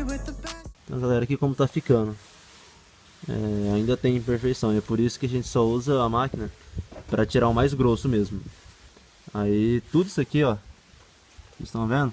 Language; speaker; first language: Portuguese; native; Portuguese